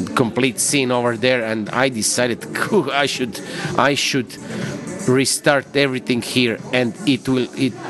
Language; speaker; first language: English; non-native, fluent; Croatian